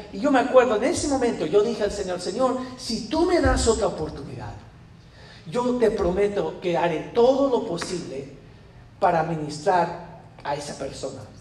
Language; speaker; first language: Spanish; non-native, fluent; English